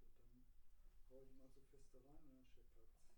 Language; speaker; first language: German; native; German